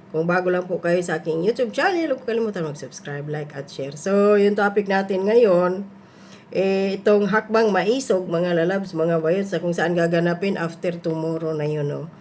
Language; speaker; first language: Filipino; native; Filipino